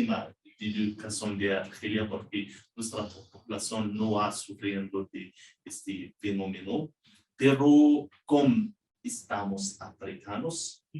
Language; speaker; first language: Spanish; non-native, learner; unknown